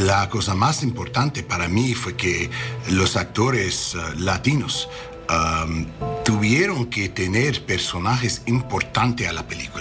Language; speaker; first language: Spanish; non-native, learner; English